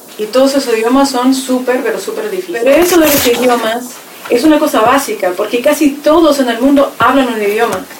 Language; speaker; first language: Spanish; non-native, fluent; Russian